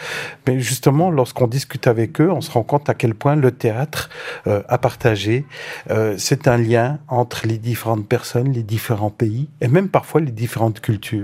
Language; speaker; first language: French; native; French